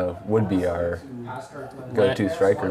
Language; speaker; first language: English; native; English